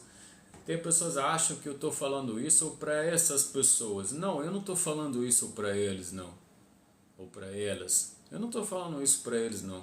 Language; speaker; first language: Portuguese; non-native, fluent; Arabic